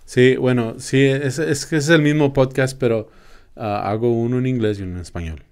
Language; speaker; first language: Spanish; early bilingual, other home language; English